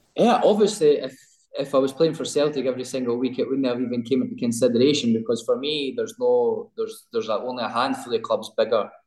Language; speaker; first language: English; native; English